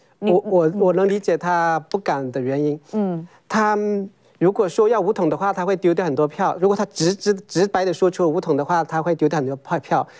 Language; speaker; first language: Chinese; native; Chinese